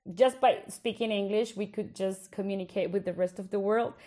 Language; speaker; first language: English; non-native, fluent; Spanish